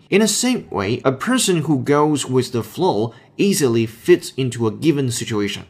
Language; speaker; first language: English; non-native, fluent; Chinese